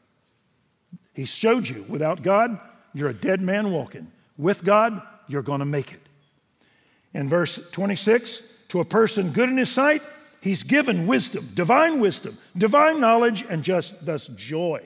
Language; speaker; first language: English; native; English